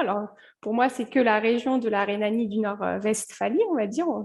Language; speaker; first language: French; native; French